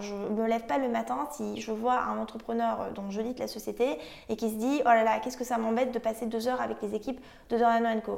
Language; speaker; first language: French; native; French